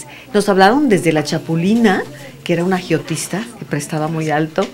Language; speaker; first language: Spanish; native; Spanish